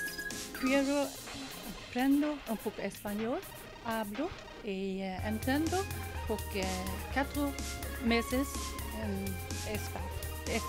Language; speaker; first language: Spanish; non-native, learner; Swedish